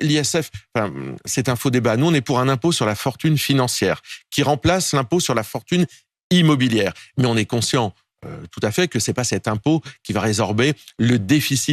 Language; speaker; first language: French; native; French